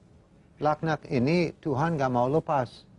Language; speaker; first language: Indonesian; non-native, fluent; English